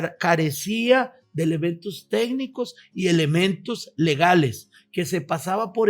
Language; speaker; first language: Spanish; native; Spanish